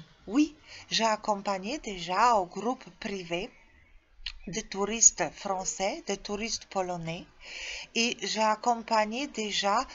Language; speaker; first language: French; non-native, fluent; Polish